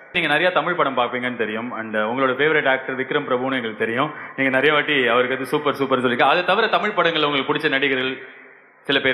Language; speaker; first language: Tamil; native; Tamil